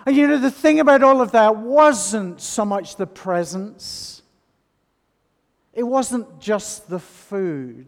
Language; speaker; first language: English; native; English